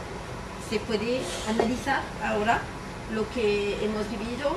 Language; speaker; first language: Spanish; non-native, fluent; French